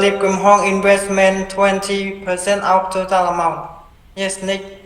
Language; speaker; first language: English; non-native, learner; Khmer